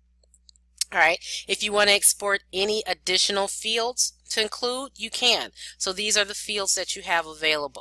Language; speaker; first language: English; native; English